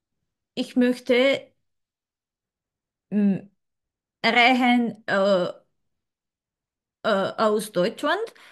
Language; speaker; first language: German; non-native, learner; Serbian